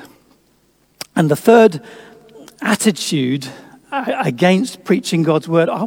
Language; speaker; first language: English; native; English